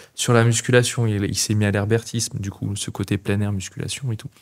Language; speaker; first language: French; native; French